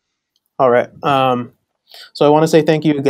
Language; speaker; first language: English; native; English